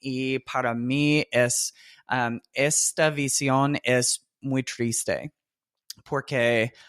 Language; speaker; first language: Spanish; non-native, fluent; English